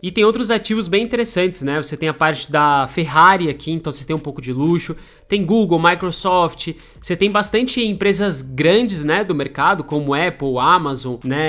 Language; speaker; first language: Portuguese; native; Portuguese